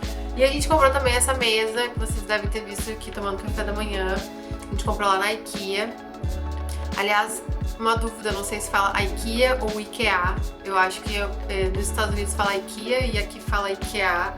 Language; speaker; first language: Portuguese; native; Portuguese